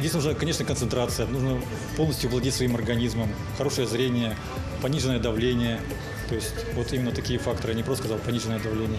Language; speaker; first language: Russian; native; Russian